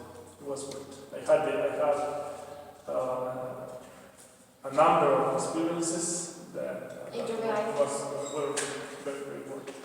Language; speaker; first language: English; non-native, learner; Spanish